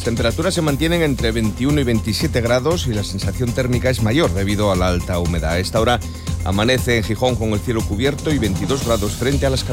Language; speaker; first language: Spanish; native; Spanish